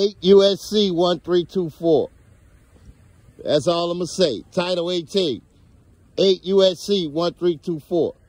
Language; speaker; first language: English; native; English